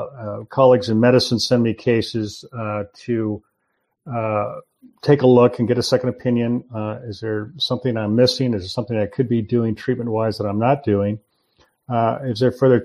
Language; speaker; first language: English; native; English